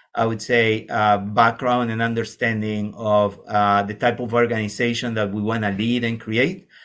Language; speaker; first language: English; non-native, fluent; Spanish